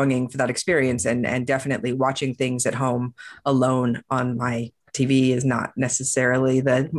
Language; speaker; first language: English; native; English